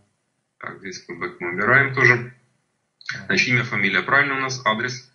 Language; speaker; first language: Russian; native; Russian